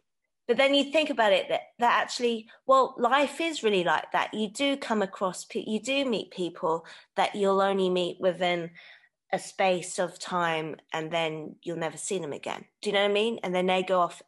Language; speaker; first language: English; native; English